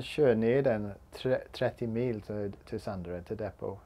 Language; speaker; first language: Swedish; non-native, learner; English